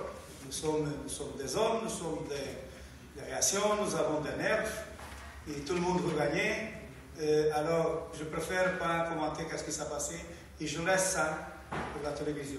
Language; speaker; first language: French; non-native, learner; Portuguese